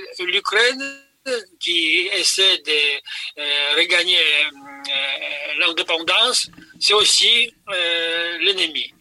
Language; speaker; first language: French; non-native, fluent; Polish